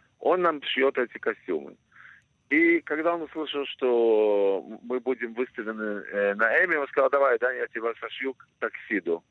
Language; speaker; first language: Russian; non-native, fluent; Hebrew